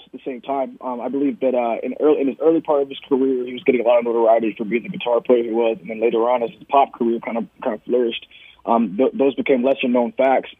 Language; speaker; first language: English; native; English